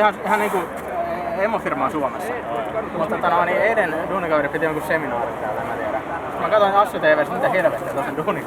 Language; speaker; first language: Finnish; native; Finnish